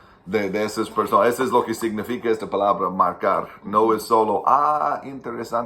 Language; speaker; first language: Spanish; non-native, fluent; English